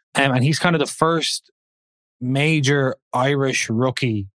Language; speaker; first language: English; native; English